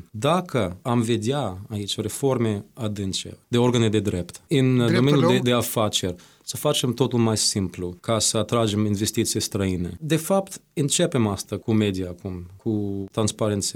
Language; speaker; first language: Romanian; non-native, fluent; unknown